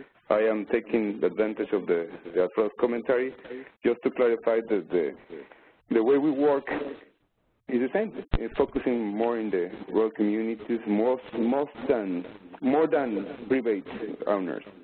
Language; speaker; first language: English; non-native, learner; Spanish